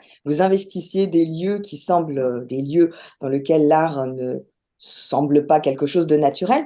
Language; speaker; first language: French; native; French